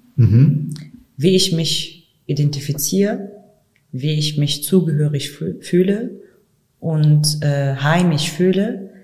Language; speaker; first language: German; non-native, fluent; Arabic